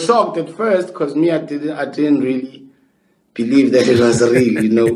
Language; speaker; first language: English; non-native, local second language; Zulu